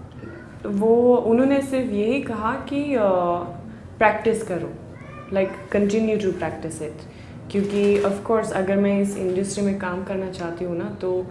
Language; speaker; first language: Hindi; non-native, learner; Swedish